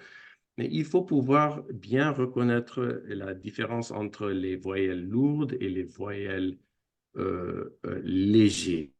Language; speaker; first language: French; non-native, fluent; English